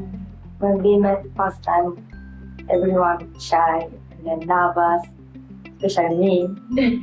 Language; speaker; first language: English; non-native, learner; Japanese